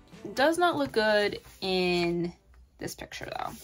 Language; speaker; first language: English; native; English